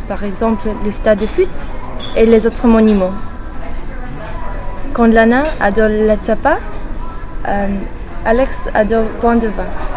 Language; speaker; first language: French; non-native, learner; English